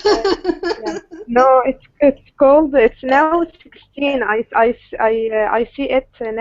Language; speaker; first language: English; non-native, learner; Arabic